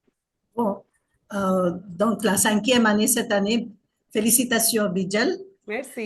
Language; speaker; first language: French; non-native, fluent; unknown